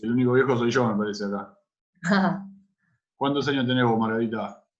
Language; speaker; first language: Spanish; native; Spanish